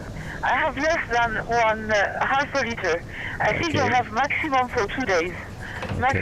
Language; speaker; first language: English; non-native, learner; French